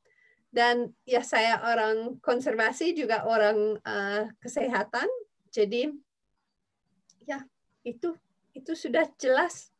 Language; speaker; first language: Indonesian; non-native, fluent; English